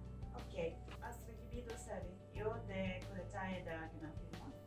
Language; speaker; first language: Spanish; non-native, fluent; Turkish